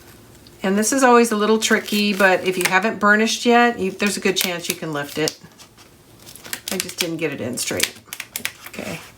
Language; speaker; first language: English; native; English